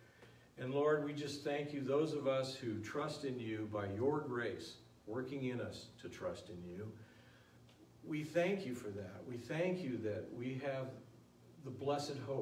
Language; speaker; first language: English; native; English